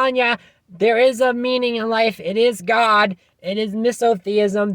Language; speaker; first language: English; native; English